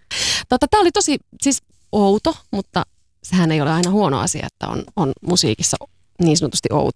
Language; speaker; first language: Finnish; native; Finnish